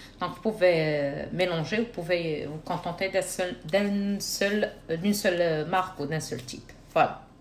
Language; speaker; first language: French; non-native, local second language; Arabic